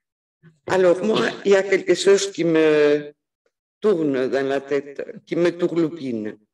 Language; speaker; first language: French; non-native, fluent; Spanish